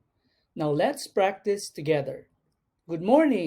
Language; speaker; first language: English; non-native, local second language; Cebuano